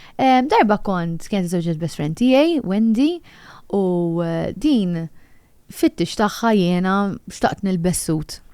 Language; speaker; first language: Maltese; native; Maltese